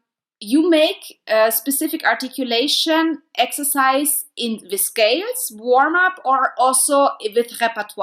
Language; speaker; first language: English; non-native, fluent; German